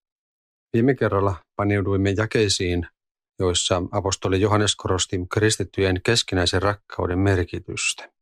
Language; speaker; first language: Finnish; native; Finnish